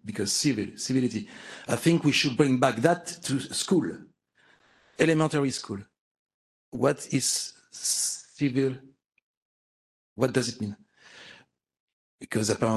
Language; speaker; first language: English; non-native, fluent; French